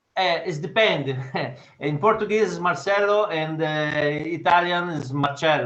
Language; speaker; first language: English; non-native, learner; Portuguese